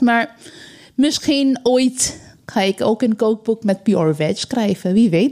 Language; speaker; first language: Dutch; non-native, learner; Bangla